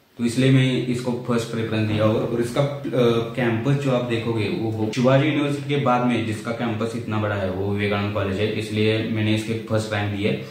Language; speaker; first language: Hindi; non-native, local second language; Marathi